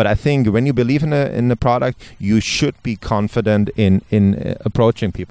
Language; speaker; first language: English; non-native, fluent; German